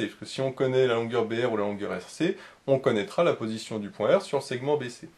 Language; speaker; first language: French; native; French